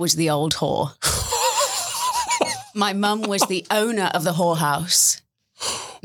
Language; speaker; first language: English; native; English